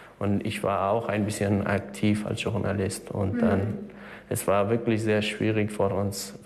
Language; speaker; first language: German; non-native, learner; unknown